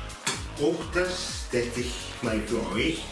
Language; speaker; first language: German; non-native, learner; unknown